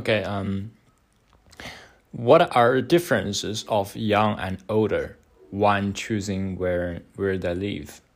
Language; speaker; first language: English; non-native, learner; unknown